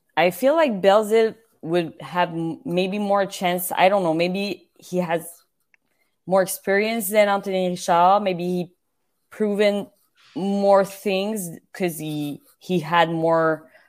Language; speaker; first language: English; non-native, fluent; French